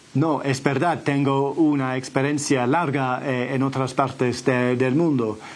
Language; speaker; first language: Spanish; non-native, fluent; English